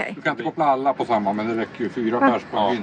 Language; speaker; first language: Swedish; native; Swedish